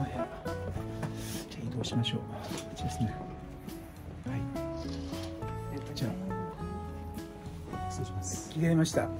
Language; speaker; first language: Japanese; native; Japanese